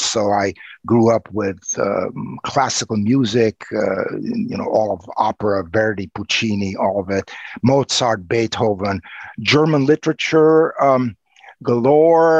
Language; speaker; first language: English; non-native, fluent; Romanian